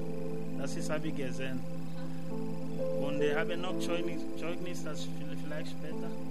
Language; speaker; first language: German; non-native, learner; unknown